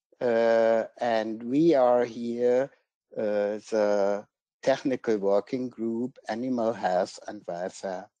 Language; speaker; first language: English; non-native, fluent; German